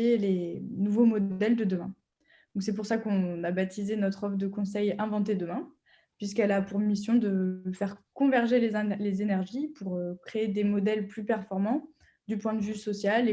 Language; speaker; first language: French; native; French